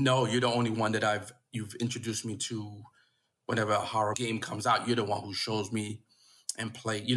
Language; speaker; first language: English; native; English